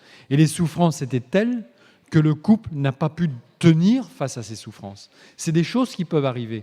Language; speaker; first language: French; native; French